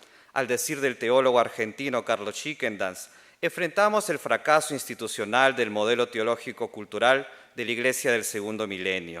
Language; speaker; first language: Spanish; native; Spanish